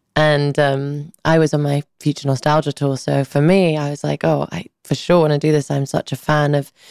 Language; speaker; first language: English; early bilingual, other home language; Albanian